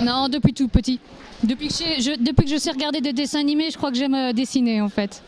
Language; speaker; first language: French; native; French